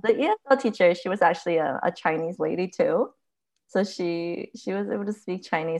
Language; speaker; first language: English; early bilingual, other home language; Chinese